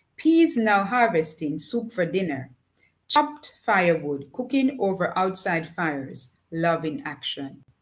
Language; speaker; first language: English; native; English